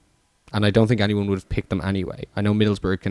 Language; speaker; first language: English; native; English